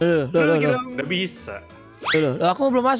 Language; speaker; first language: Indonesian; native; Indonesian